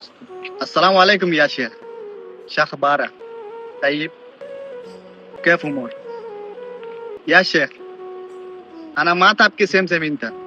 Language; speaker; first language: Arabic; non-native, learner; Bangla